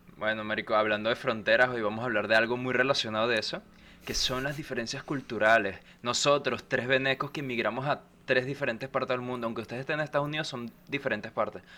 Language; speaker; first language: Spanish; native; Spanish